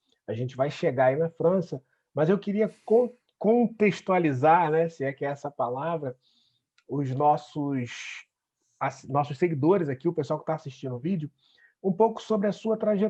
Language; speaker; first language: Portuguese; native; Portuguese